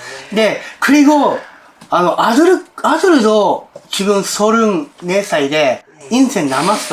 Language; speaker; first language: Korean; non-native, learner; Japanese